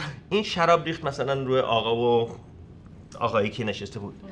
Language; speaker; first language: Persian; early bilingual, heritage; Persian